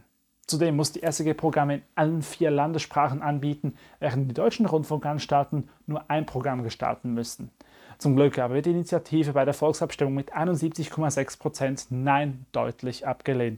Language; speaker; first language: German; native; German